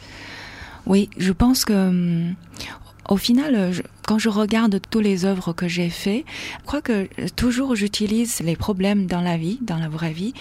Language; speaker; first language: French; non-native, fluent; Chinese